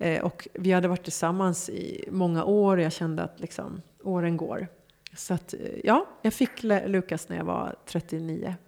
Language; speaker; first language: Swedish; early bilingual, other home language; Persian